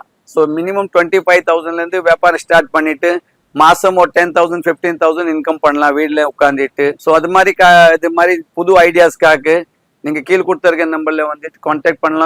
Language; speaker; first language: Tamil; non-native, fluent; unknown